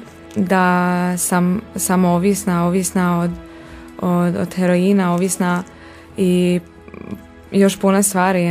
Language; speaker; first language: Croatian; non-native, local second language; Hungarian